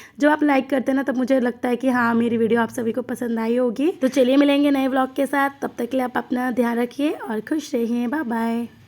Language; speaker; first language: Hindi; non-native, local second language; Bangla